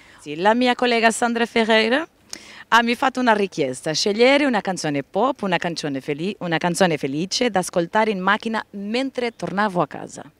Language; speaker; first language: Italian; non-native, learner; Portuguese